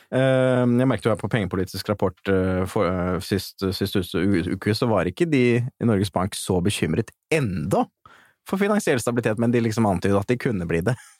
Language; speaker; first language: Norwegian; native; Norwegian